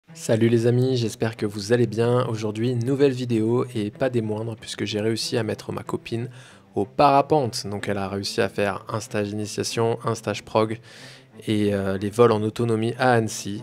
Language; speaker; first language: French; native; French